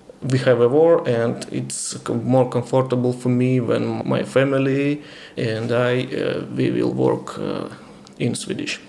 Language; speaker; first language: English; non-native, learner; Ukrainian